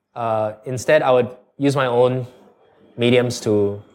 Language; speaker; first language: English; native; English